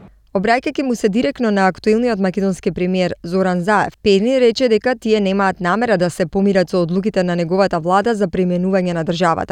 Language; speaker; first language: Macedonian; native; Macedonian